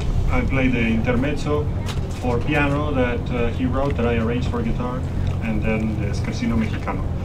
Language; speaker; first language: English; non-native, fluent; Spanish